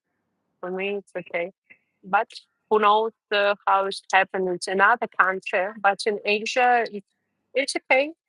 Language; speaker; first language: English; non-native, learner; Russian